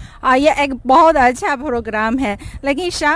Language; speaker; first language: Hindi; non-native, fluent; Chinese